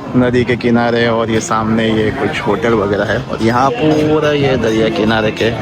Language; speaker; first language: Hindi; native; Hindi